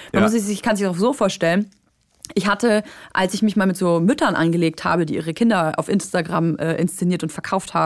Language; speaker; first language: German; native; German